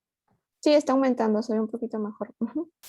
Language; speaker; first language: Spanish; native; Spanish